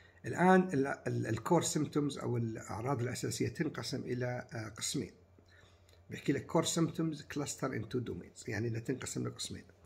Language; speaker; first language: Arabic; native; Arabic